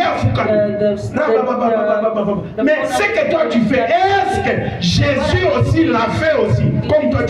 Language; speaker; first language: French; non-native, local second language; Lingala